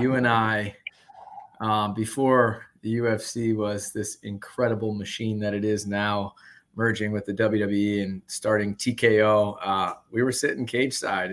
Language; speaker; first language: English; native; English